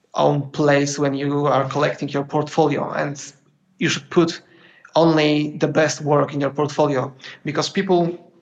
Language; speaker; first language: English; non-native, fluent; Polish